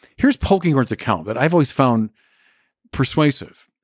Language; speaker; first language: English; native; English